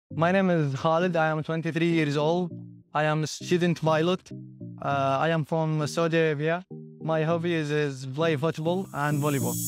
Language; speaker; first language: English; non-native, learner; Arabic